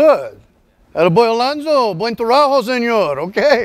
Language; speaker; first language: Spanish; non-native, learner; English